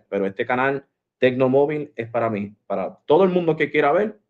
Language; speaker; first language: Spanish; early bilingual, heritage; Spanish